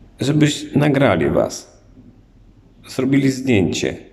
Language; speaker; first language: Polish; native; Polish